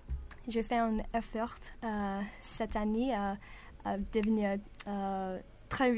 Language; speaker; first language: French; non-native, learner; English